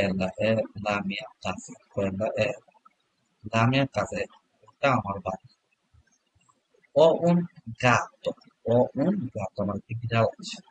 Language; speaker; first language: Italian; non-native, learner; Bangla